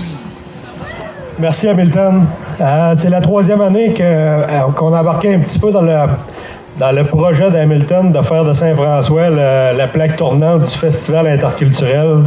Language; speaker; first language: French; native; French